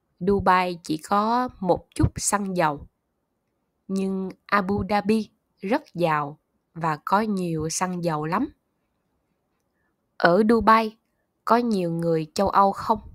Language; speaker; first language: Vietnamese; non-native, learner; German